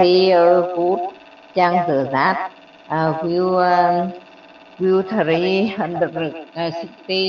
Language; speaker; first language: English; non-native, learner; Vietnamese